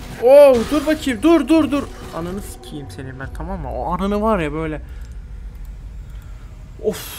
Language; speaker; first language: Turkish; native; Turkish